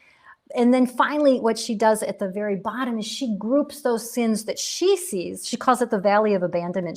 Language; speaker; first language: English; native; English